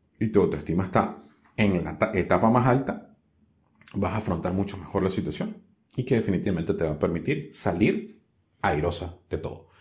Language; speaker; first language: Spanish; native; Spanish